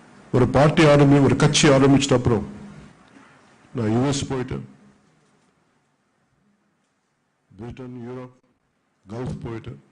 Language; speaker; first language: Tamil; non-native, local second language; Telugu